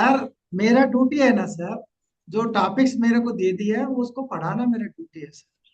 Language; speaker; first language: Hindi; non-native, local second language; Telugu